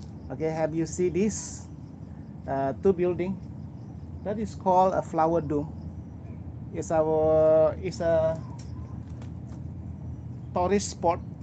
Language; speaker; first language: English; non-native, local second language; Malay